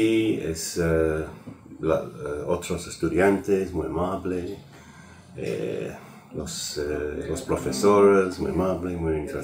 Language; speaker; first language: Spanish; non-native, learner; English